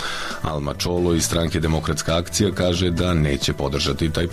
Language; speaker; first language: Serbian; native; Serbian